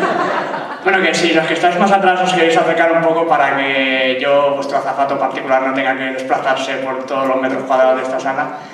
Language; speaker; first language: Spanish; native; Spanish